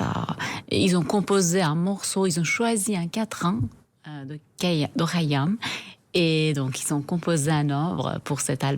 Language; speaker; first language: French; non-native, fluent; Persian